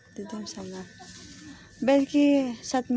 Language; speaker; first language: Turkish; non-native, learner; Filipino